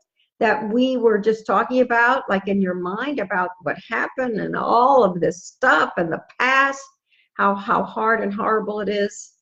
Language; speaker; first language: English; native; English